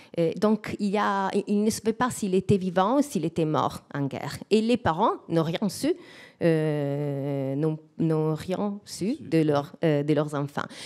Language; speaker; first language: French; non-native, fluent; Italian